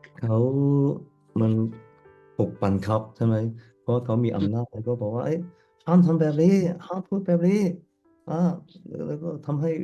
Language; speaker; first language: Thai; non-native, fluent; Cantonese